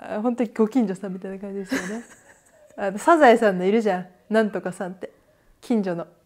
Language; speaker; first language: Japanese; native; Japanese